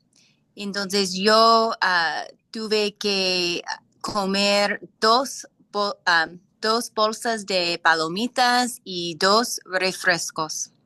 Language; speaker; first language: Spanish; non-native, learner; English